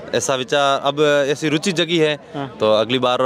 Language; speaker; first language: Hindi; native; Hindi